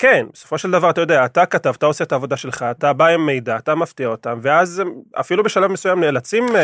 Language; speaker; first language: Hebrew; non-native, local second language; Arabic